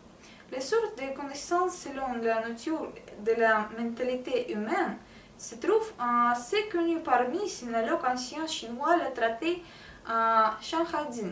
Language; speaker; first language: French; non-native, learner; Russian